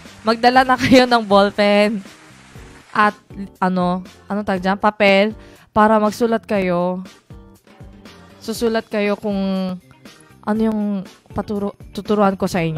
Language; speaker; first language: Filipino; non-native, fluent; Korean